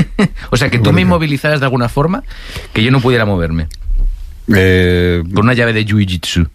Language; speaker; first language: Spanish; native; Spanish